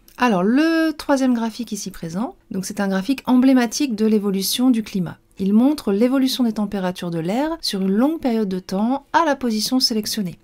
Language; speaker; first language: French; native; French